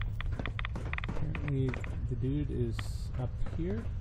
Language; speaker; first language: English; native; English